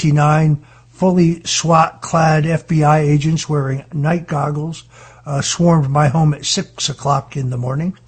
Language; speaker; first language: English; native; English